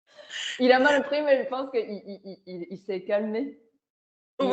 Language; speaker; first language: French; non-native, fluent; Chinese